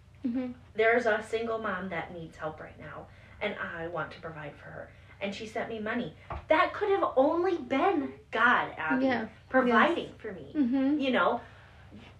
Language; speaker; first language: English; native; English